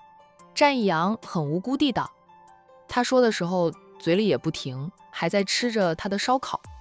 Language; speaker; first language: Chinese; native; Chinese